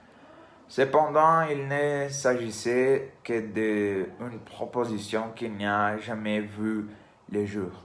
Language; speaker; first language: French; non-native, learner; Spanish